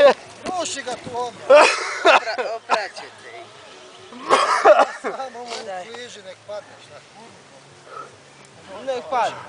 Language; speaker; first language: Croatian; native; Croatian